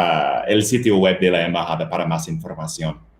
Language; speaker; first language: Spanish; non-native, fluent; English